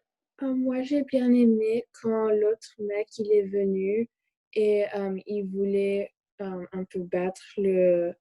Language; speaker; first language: French; non-native, learner; English